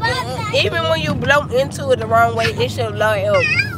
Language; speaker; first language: English; native; English